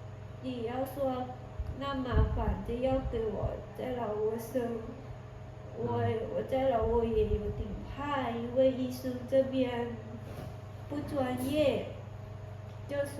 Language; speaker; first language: Chinese; non-native, learner; Lao